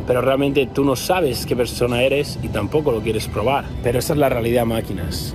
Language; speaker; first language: Spanish; native; Spanish